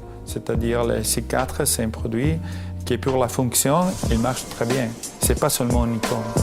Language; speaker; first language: French; non-native, fluent; Italian